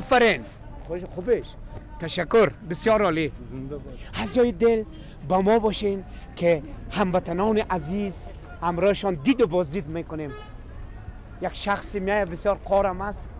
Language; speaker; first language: Persian; native; Persian